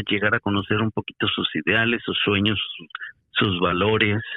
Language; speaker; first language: Spanish; native; Spanish